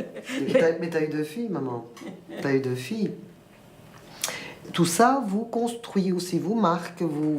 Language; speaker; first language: French; early bilingual, other home language; Spanish